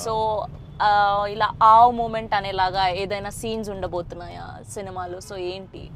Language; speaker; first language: Telugu; native; Telugu